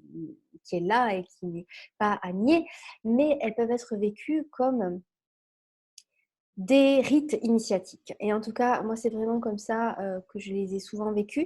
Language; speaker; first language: French; native; French